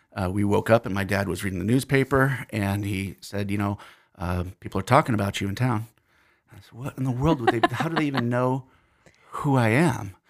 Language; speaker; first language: English; native; English